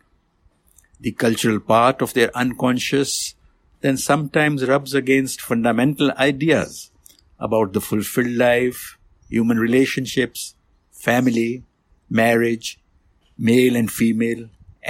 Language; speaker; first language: English; non-native, local second language; Hindi